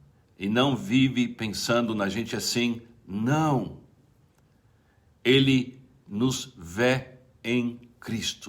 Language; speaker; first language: Portuguese; non-native, fluent; English